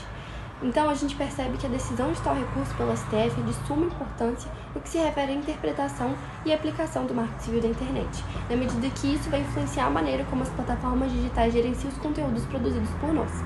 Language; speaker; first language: Portuguese; native; Portuguese